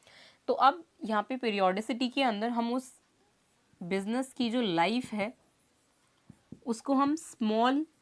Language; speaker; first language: Hindi; native; Hindi